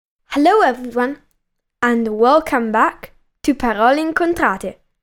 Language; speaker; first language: English; non-native, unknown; Italian